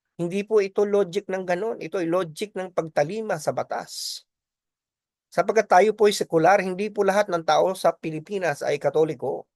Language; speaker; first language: Filipino; non-native, local second language; Bikol